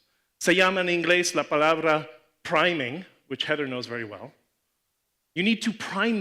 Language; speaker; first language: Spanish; non-native, learner; English